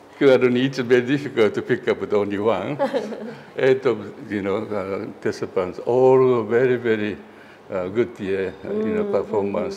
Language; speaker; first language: English; non-native, learner; Japanese